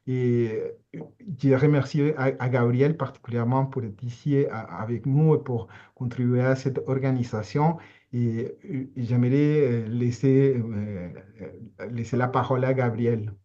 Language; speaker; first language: French; non-native, fluent; Spanish